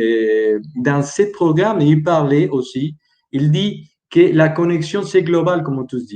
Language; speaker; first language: French; non-native, learner; Spanish